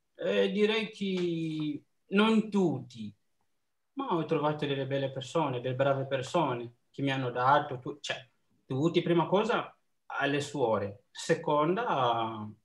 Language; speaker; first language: Italian; non-native, fluent; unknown